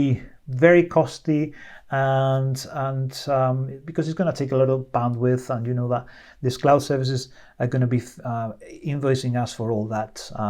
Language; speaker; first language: English; non-native, fluent; Spanish